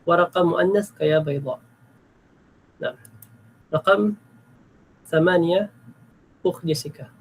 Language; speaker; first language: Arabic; non-native, fluent; Filipino